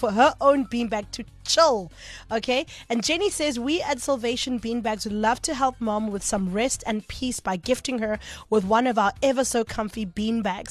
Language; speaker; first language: English; native; English